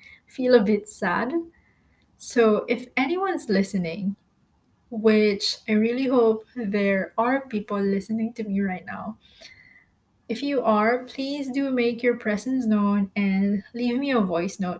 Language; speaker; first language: English; non-native, local second language; Filipino